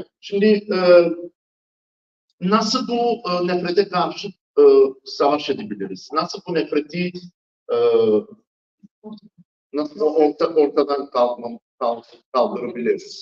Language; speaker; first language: Turkish; non-native, fluent; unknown